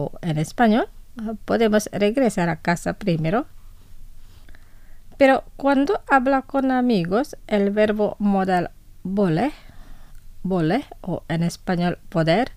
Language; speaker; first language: Spanish; non-native, fluent; Indonesian